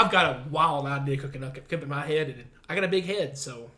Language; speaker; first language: English; native; English